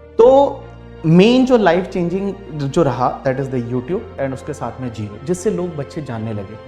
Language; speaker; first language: Hindi; native; Hindi